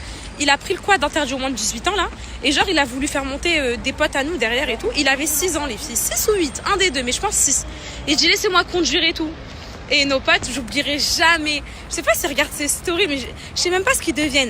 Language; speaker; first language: French; native; French